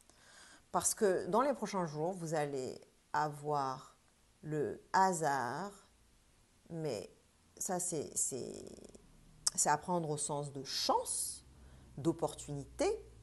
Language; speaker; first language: French; native; French